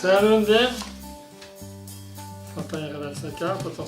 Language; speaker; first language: French; native; French